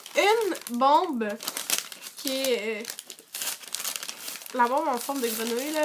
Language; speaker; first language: French; native; French